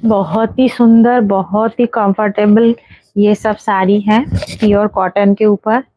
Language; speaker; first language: Hindi; non-native, local second language; Bangla